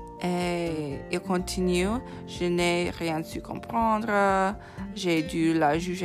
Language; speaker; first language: French; non-native, fluent; English